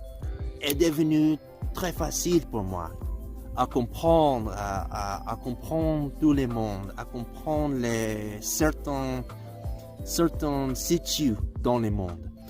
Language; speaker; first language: French; non-native, learner; English